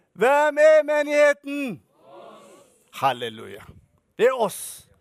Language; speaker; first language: Norwegian; non-native, fluent; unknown